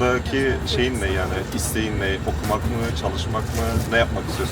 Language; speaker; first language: Turkish; native; Turkish